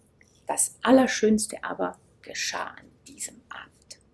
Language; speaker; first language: German; native; German